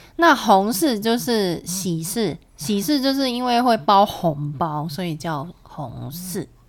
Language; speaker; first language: Chinese; native; Chinese